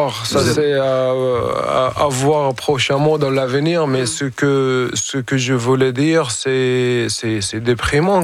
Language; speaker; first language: French; non-native, fluent; Arabic